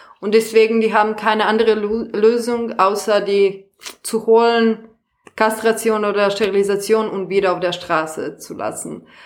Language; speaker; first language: German; non-native, fluent; Serbian